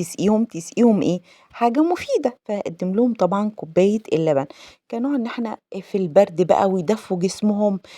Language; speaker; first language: Arabic; native; Arabic